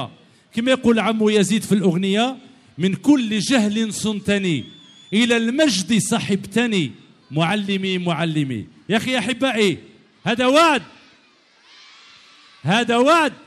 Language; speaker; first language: Arabic; native; Arabic